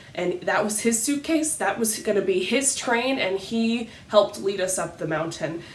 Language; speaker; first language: English; native; English